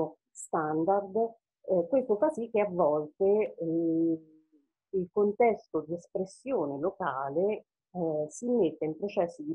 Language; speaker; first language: Italian; native; Italian